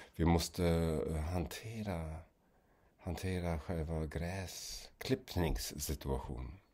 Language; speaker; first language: Swedish; non-native, fluent; German